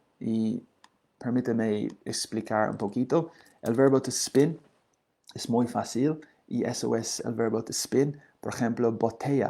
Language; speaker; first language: Spanish; non-native, learner; English